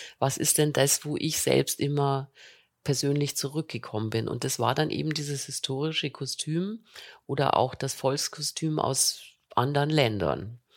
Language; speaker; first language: German; native; German